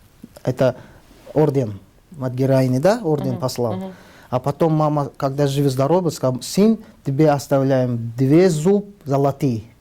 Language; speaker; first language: Russian; non-native, learner; Tajik